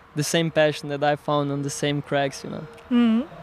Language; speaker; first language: English; non-native, fluent; Slovenian